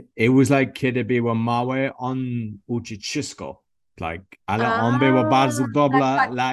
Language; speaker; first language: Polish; non-native, learner; English